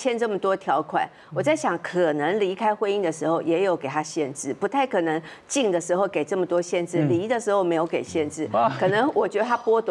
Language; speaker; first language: Chinese; native; Chinese